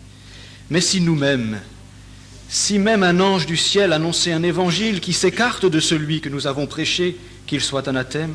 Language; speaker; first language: French; native; French